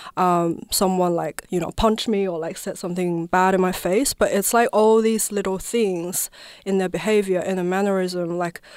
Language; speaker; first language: English; non-native, fluent; Chinese